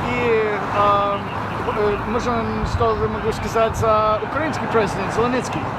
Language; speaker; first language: Russian; non-native, learner; English